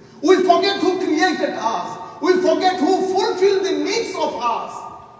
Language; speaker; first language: English; non-native, local second language; Bangla